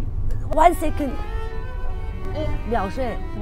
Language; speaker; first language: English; non-native, learner; Korean